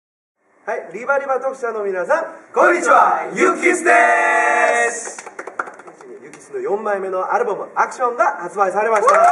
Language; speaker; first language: Japanese; non-native, fluent; Korean